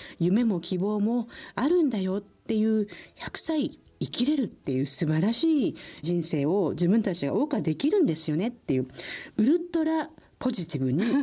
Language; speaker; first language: Japanese; native; Japanese